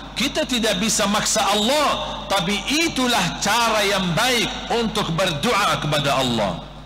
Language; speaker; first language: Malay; non-native, fluent; Arabic